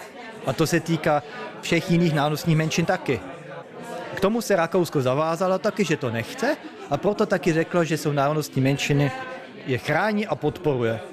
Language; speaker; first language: Czech; early bilingual, heritage; Czech